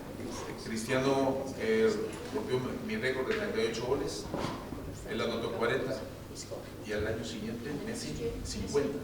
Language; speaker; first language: Spanish; native; Spanish